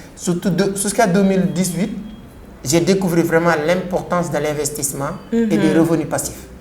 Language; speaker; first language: French; non-native, local second language; Wolof